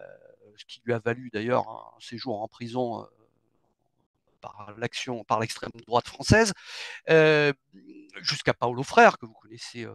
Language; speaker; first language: French; native; French